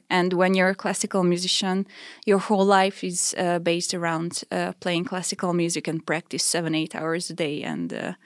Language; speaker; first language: English; non-native, fluent; Hungarian